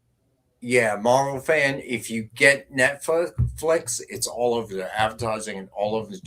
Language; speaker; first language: English; native; English